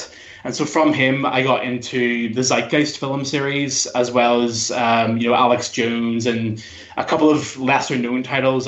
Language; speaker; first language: English; native; English